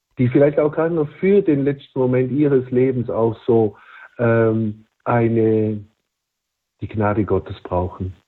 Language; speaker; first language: German; native; German